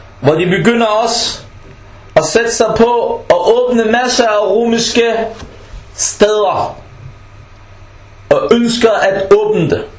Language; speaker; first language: Danish; early bilingual, other home language; Arabic